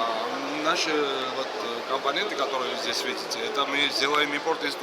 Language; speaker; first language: Russian; non-native, fluent; Georgian